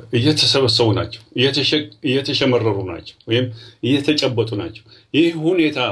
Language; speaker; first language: Amharic; non-native, local second language; Tigrinya